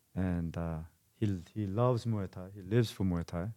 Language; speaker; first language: English; non-native, fluent; Korean